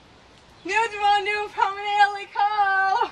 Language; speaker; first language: French; non-native, learner; English